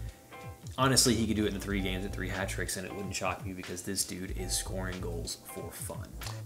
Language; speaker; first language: English; native; English